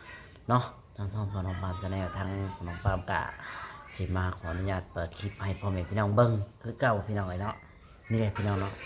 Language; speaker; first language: Thai; non-native, local second language; Northeastern Thai